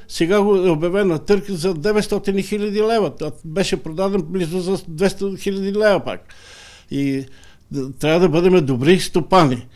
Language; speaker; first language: Bulgarian; native; Bulgarian